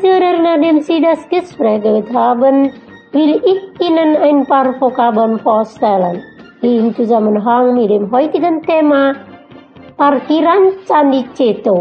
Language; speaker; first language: German; non-native, fluent; Indonesian